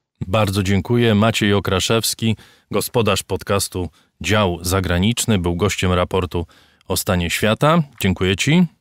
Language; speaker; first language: Polish; native; Polish